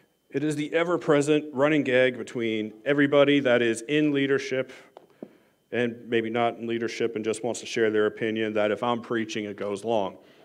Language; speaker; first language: English; native; English